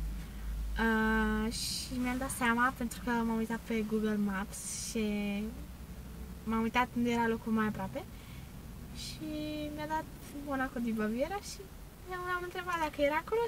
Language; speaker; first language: Romanian; early bilingual, heritage; Romanian